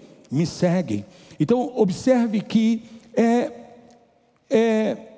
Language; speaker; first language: Portuguese; native; Portuguese